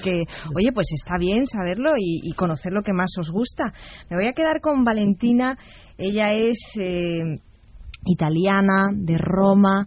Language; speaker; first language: Spanish; native; Spanish